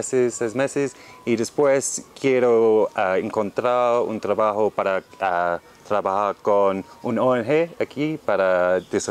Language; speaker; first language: Spanish; non-native, learner; English